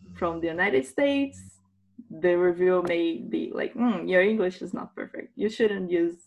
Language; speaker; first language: English; non-native, fluent; Portuguese